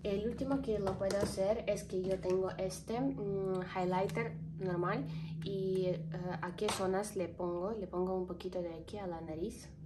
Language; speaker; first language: Spanish; non-native, learner; Ukrainian